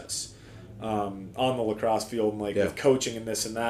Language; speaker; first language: English; native; English